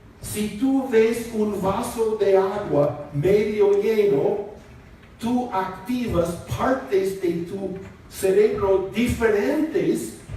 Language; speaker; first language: Spanish; non-native, fluent; English